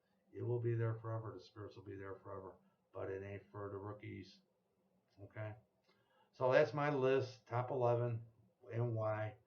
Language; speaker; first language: English; native; English